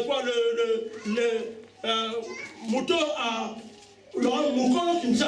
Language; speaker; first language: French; non-native, local second language; Lingala